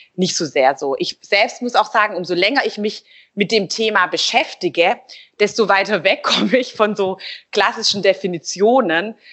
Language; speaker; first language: German; native; German